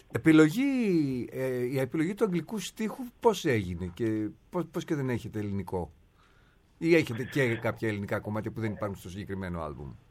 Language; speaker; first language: Greek; native; Greek